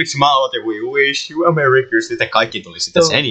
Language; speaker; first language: Finnish; native; Finnish